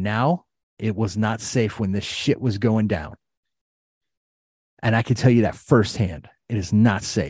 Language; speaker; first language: English; native; English